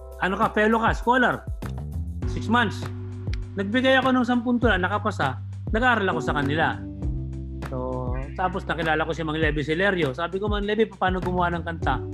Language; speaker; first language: Filipino; non-native, local second language; Bikol